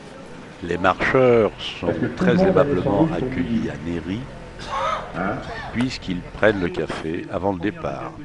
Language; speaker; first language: French; native; French